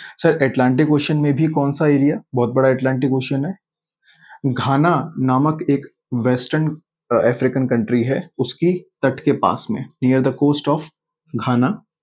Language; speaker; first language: Hindi; native; Hindi